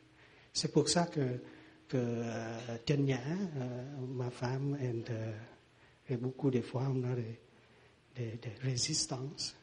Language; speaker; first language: French; non-native, learner; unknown